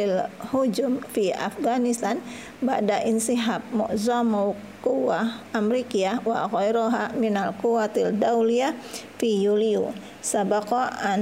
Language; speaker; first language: Arabic; non-native, learner; Indonesian